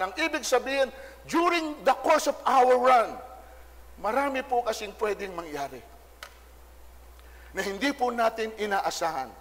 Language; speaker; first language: Filipino; native; Filipino